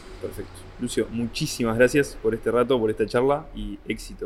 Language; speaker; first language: Spanish; native; Spanish